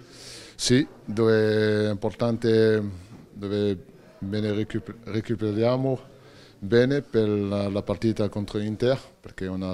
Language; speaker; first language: Italian; non-native, learner; French